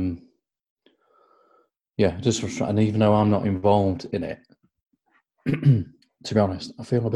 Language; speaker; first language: English; native; English